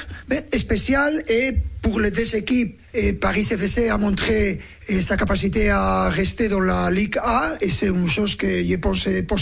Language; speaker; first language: French; non-native, learner; Spanish